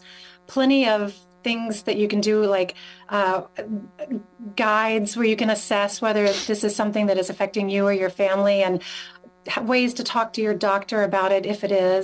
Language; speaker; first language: English; native; English